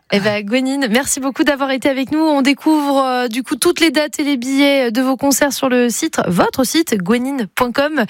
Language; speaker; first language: French; native; French